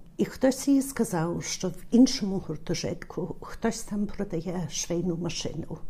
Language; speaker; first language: Ukrainian; early bilingual, heritage; Ukrainian